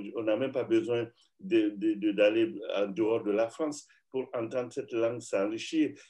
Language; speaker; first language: French; non-native, local second language; Bambara